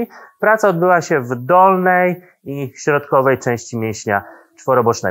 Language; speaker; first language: Polish; native; Polish